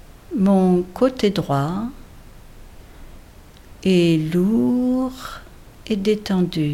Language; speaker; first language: French; native; French